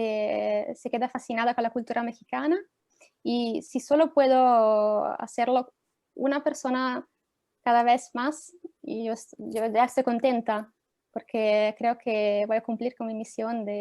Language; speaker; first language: Spanish; non-native, fluent; Italian